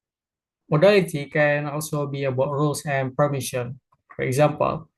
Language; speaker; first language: English; non-native, learner; Indonesian